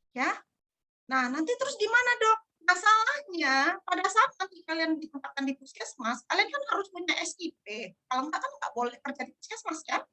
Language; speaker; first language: Indonesian; native; Indonesian